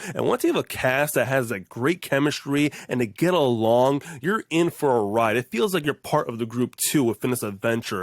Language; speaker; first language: English; native; English